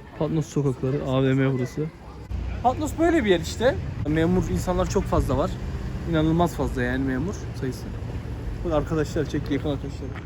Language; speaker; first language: Turkish; native; Turkish